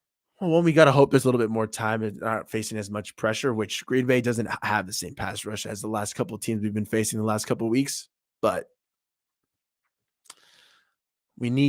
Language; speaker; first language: English; native; English